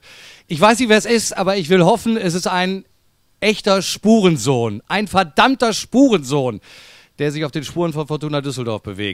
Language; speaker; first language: German; native; German